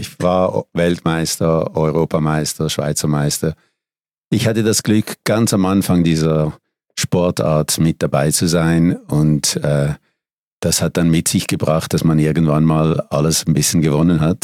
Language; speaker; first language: German; native; German